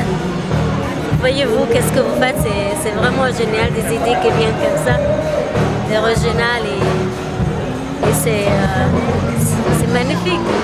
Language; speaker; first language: French; non-native, fluent; Arabic